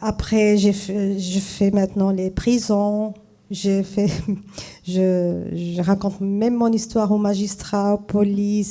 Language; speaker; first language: French; non-native, fluent; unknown